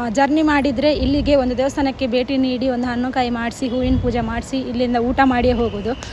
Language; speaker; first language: Kannada; non-native, local second language; Tulu